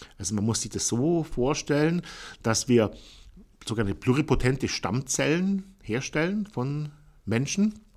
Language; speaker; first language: German; native; German